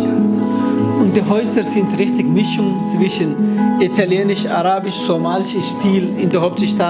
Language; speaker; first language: German; non-native, fluent; Somali